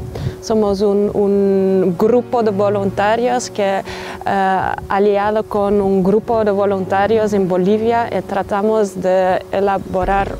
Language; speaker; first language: Spanish; non-native, fluent; Dutch